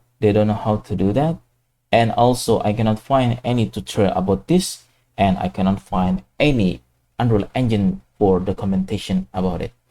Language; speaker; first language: English; non-native, fluent; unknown